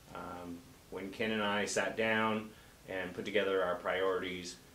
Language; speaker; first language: English; native; English